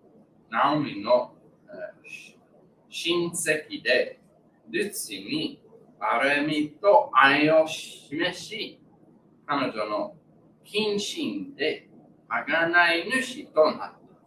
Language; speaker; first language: Japanese; non-native, learner; English